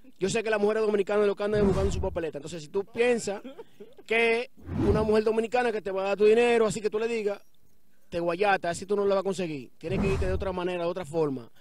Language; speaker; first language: Spanish; native; Spanish